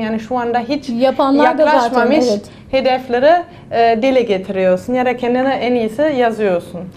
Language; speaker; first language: Turkish; non-native, fluent; German